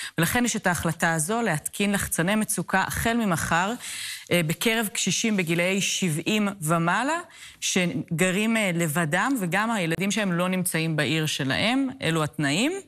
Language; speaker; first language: Hebrew; native; Hebrew